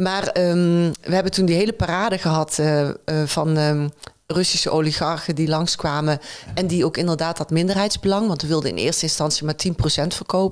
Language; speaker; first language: Dutch; native; Dutch